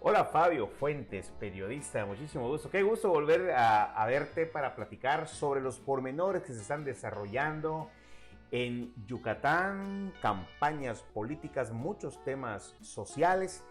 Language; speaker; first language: Spanish; native; Spanish